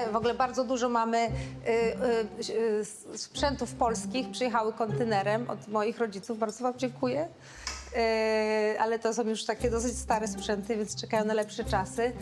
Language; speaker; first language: Polish; native; Polish